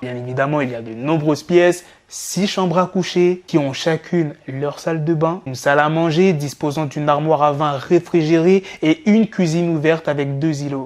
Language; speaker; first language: French; native; French